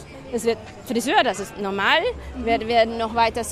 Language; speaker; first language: German; non-native, fluent; Spanish